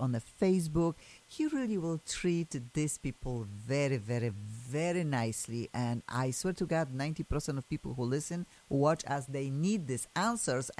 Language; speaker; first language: English; non-native, fluent; Polish